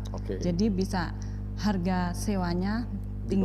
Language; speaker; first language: Indonesian; native; Indonesian